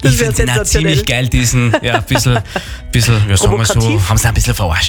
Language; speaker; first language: German; native; German